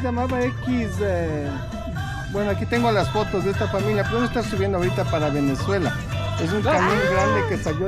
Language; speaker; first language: Spanish; native; Spanish